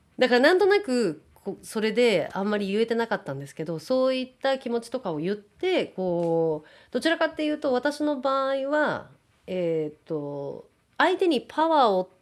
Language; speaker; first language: Japanese; native; Japanese